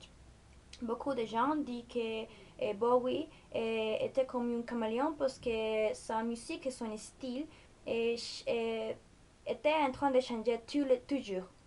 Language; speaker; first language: French; non-native, learner; Spanish